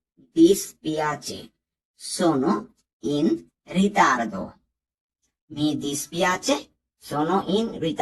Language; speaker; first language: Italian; non-native, learner; Bangla